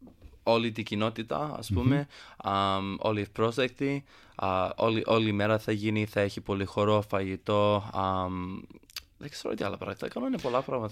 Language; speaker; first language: Greek; early bilingual, heritage; Greek